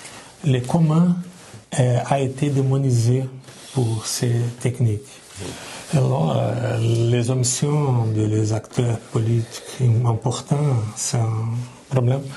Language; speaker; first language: French; non-native, learner; Portuguese